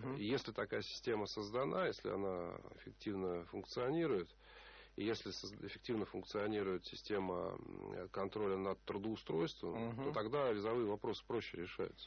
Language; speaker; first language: Russian; native; Russian